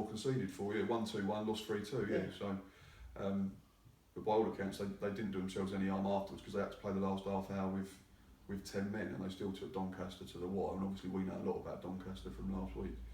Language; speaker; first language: English; native; English